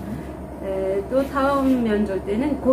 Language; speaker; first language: Korean; non-native, fluent; Turkish